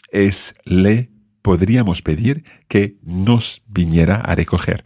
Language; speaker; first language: Spanish; non-native, fluent; English